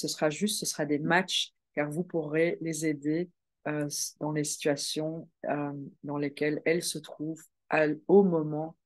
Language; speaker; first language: French; native; French